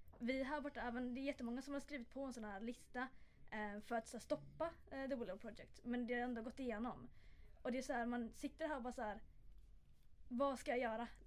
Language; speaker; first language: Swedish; native; Swedish